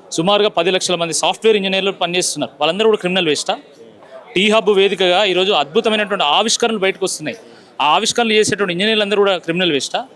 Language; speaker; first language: Telugu; native; Telugu